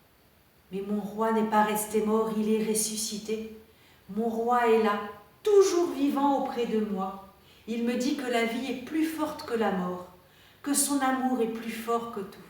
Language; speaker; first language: French; native; French